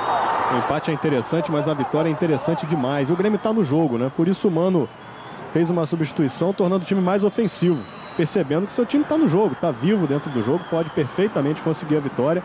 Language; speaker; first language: Portuguese; native; Portuguese